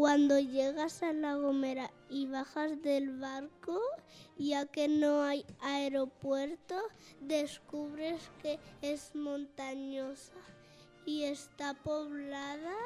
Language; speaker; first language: Spanish; native; Spanish